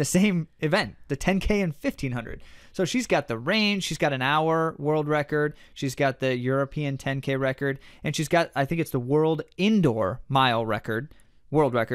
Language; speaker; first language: English; native; English